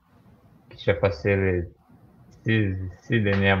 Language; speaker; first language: French; non-native, fluent; Portuguese